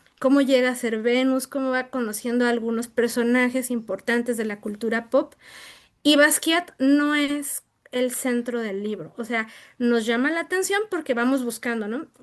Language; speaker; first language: Spanish; native; Spanish